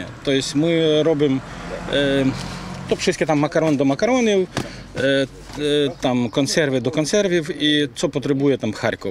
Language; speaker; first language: Polish; non-native, learner; Ukrainian